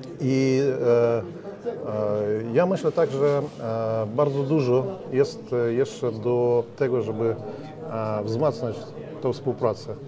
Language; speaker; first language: Polish; non-native, learner; Ukrainian